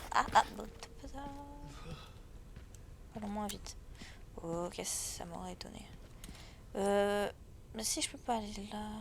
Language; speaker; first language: French; native; French